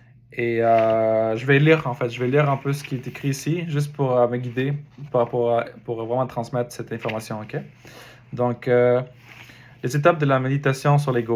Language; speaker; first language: French; native; French